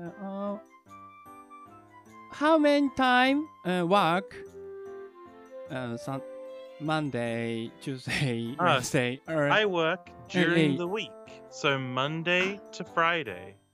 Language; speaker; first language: English; non-native, learner; Japanese